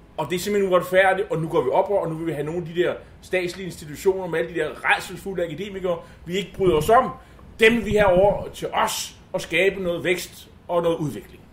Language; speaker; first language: Danish; native; Danish